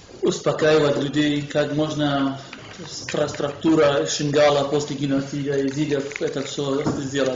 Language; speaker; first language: Russian; non-native, fluent; Kurdish